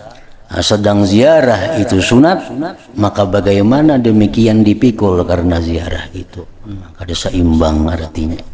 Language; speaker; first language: Indonesian; non-native, local second language; Banjar